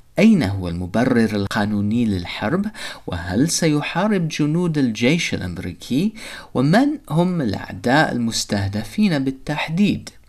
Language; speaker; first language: Arabic; non-native, fluent; English